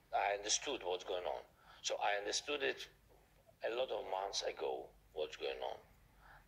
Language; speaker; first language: English; non-native, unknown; Ukrainian